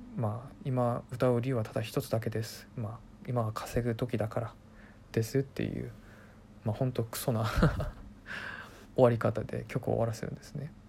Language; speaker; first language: Japanese; non-native, fluent; Korean